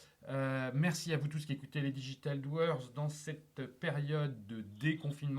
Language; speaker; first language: French; native; French